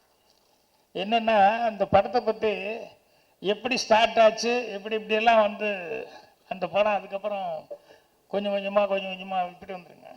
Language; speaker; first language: Tamil; native; Tamil